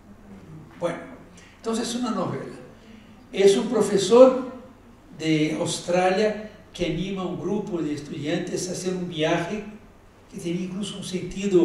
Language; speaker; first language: Spanish; non-native, fluent; Portuguese